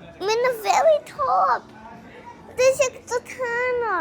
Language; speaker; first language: Ukrainian; early bilingual, heritage; Ukrainian